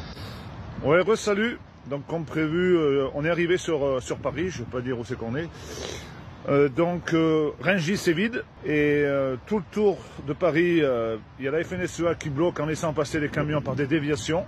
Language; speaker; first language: French; native; French